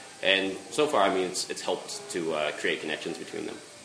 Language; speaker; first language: English; native; English